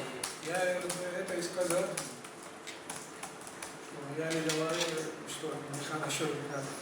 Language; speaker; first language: Russian; non-native, fluent; Georgian